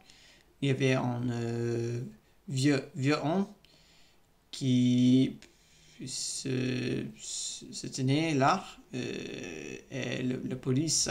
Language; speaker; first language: French; non-native, learner; English